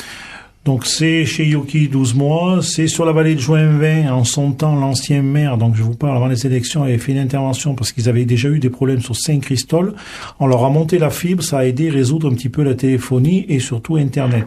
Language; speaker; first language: French; native; French